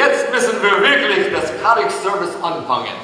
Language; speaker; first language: German; early bilingual, heritage; English